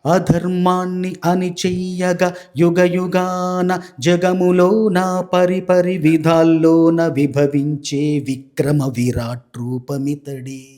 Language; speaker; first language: Telugu; native; Telugu